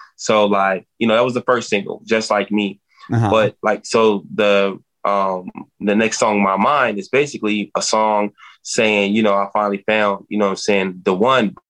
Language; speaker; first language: English; native; English